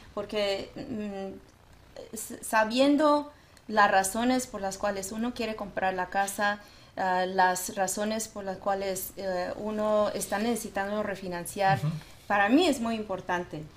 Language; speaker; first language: Spanish; native; Spanish